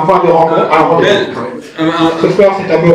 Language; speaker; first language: French; native; French